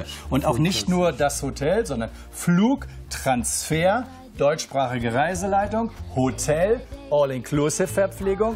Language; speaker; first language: German; native; German